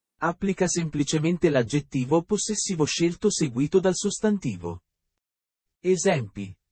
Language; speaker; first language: Italian; native; Italian